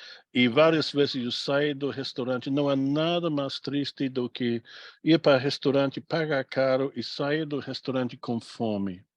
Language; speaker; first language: Portuguese; non-native, fluent; English